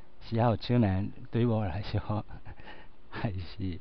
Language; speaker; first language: Chinese; non-native, learner; Japanese